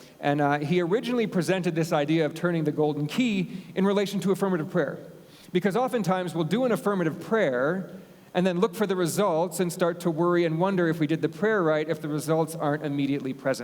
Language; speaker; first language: English; native; English